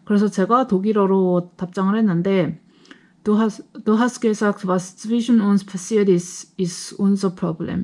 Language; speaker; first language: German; non-native, fluent; Korean